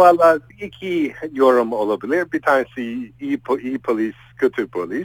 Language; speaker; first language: Turkish; non-native, fluent; English